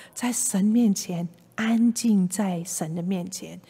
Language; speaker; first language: Chinese; non-native, local second language; Cantonese